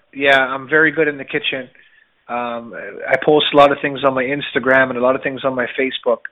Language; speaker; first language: English; native; English